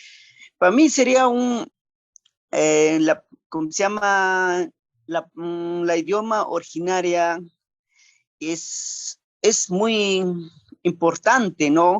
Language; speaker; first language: Spanish; non-native, local second language; Quechua